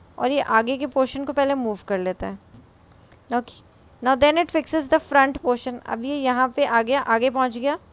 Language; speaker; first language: Hindi; native; Hindi